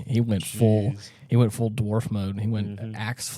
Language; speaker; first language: English; native; English